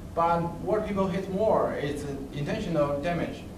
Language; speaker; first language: English; non-native, learner; Chinese